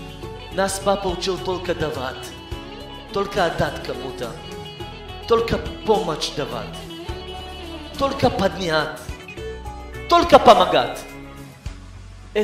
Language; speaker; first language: Russian; early bilingual, heritage; Hebrew